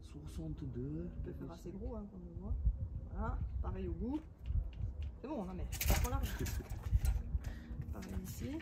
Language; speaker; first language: French; native; French